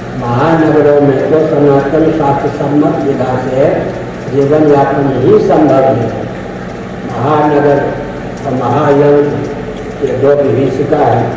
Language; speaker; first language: Hindi; non-native, local second language; Maithili